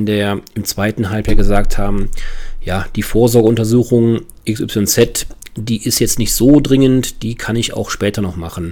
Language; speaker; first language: German; native; German